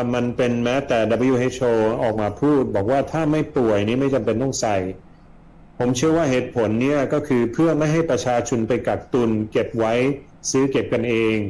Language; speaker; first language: Thai; early bilingual, other home language; Swedish